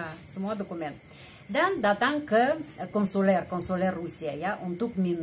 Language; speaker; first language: Indonesian; non-native, fluent; Russian